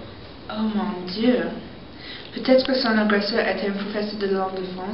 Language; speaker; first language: French; non-native, learner; English